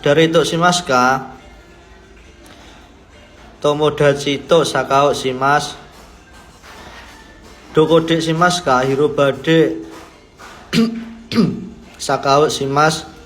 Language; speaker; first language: Japanese; non-native, learner; Indonesian